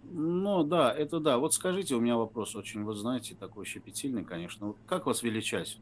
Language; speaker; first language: Russian; non-native, local second language; Azerbaijani